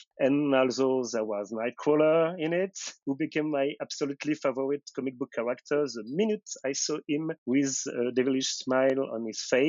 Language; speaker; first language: English; non-native, fluent; French